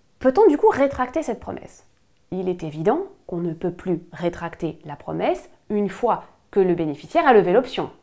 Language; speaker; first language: French; native; French